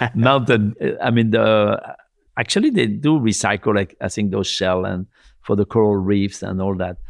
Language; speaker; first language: English; non-native, fluent; French